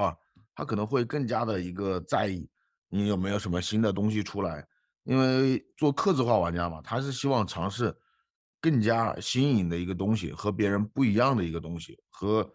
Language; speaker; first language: Chinese; native; Chinese